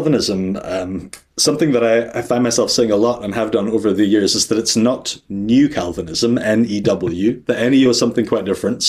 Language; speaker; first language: English; native; English